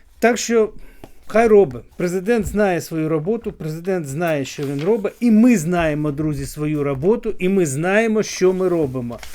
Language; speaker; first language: Ukrainian; non-native, local second language; Russian